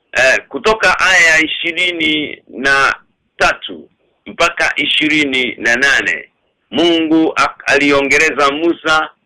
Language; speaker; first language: Swahili; native; Swahili